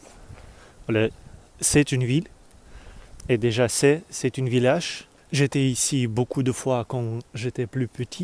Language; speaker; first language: French; non-native, learner; Russian